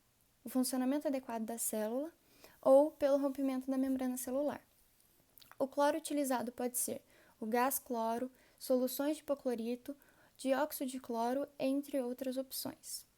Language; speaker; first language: Portuguese; native; Portuguese